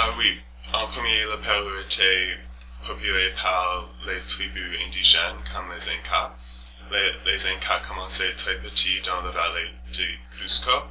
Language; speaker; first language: French; non-native, learner; English